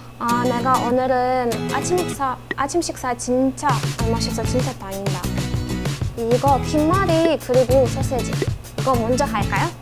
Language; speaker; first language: Korean; non-native, learner; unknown